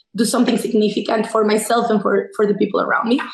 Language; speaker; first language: English; non-native, fluent; Spanish